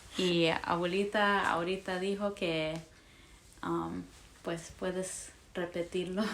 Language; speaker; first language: Spanish; early bilingual, heritage; English